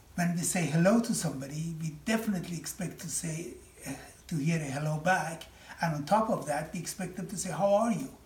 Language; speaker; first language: English; non-native, fluent; Persian